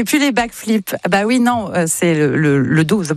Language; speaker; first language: French; native; French